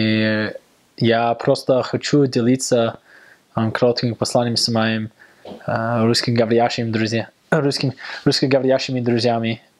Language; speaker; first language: Russian; non-native, learner; English